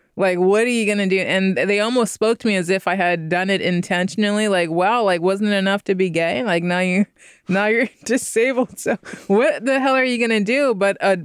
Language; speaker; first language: English; native; English